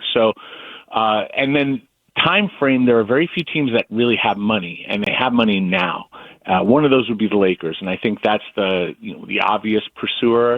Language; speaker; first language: English; native; English